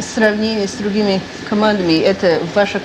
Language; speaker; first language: Russian; non-native, fluent; English